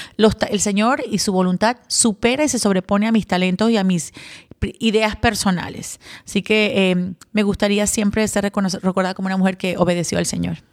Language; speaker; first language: Spanish; early bilingual, other home language; English